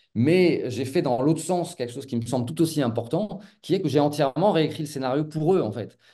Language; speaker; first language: French; native; French